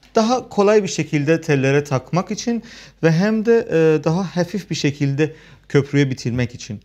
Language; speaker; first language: Turkish; non-native, fluent; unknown